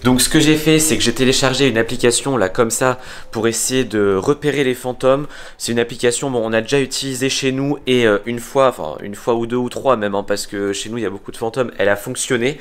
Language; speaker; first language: French; native; French